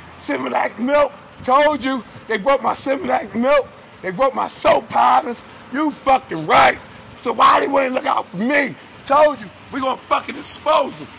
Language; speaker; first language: English; native; English